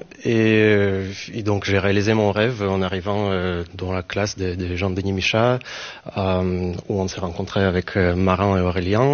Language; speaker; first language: French; non-native, fluent; Ukrainian